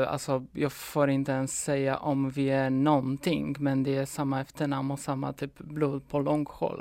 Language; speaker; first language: Swedish; non-native, fluent; Polish